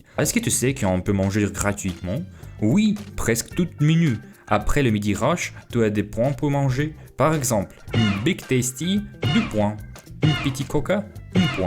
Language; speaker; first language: French; non-native, fluent; Russian